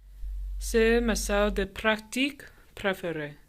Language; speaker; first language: French; non-native, learner; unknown